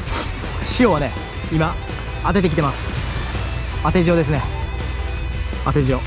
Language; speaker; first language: Japanese; native; Japanese